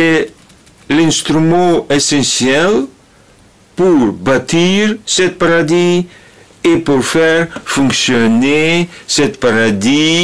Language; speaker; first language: French; non-native, learner; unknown